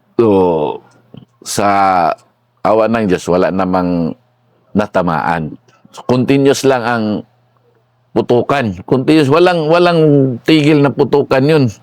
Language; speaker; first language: Filipino; non-native, local second language; Cebuano